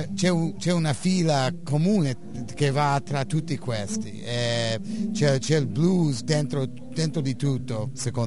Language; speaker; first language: Italian; non-native, fluent; English